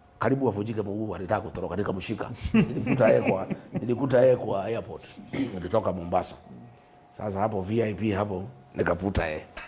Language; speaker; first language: Swahili; non-native, local second language; Kikuyu